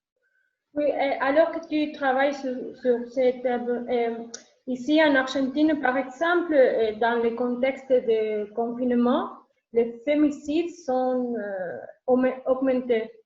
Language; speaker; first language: French; non-native, learner; Spanish